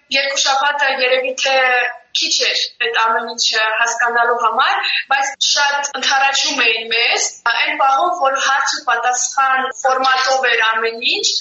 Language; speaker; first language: Armenian; early bilingual, heritage; Armenian